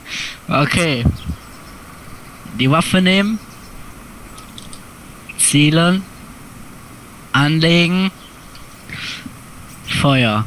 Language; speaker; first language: German; native; German